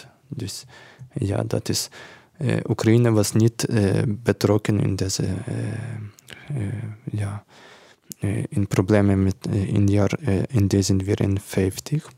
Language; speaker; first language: Dutch; non-native, learner; Ukrainian